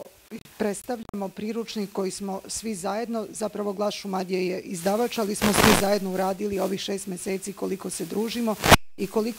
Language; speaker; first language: Bosnian; native; Bosnian